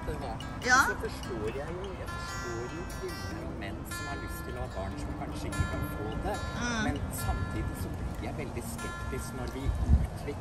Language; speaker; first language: Norwegian; native; Norwegian